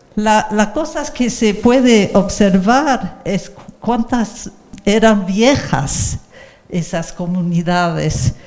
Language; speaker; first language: Spanish; non-native, fluent; English